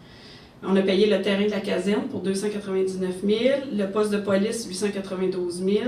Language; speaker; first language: French; native; French